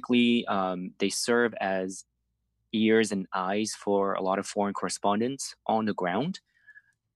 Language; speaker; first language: English; non-native, fluent; Chinese